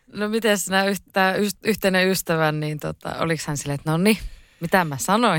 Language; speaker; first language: Finnish; native; Finnish